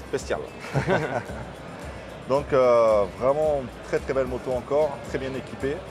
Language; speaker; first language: French; native; French